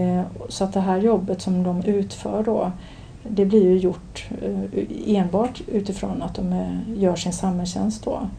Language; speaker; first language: Swedish; native; Swedish